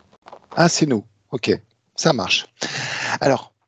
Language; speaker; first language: French; native; French